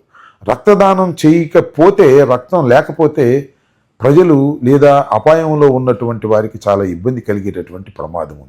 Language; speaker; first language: Telugu; native; Telugu